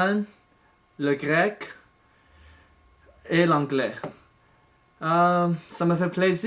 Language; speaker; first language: French; non-native, fluent; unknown